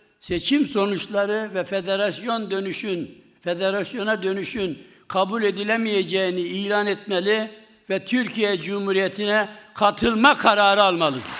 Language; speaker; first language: Turkish; native; Turkish